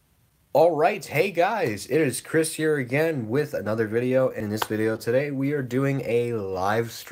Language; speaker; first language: English; native; English